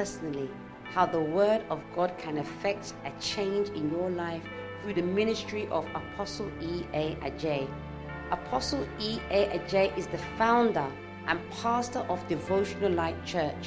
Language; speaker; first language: English; native; English